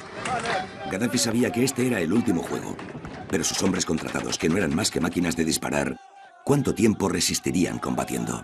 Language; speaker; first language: Spanish; native; Spanish